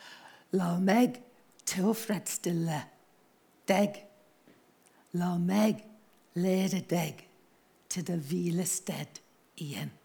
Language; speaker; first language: Norwegian; non-native, fluent; English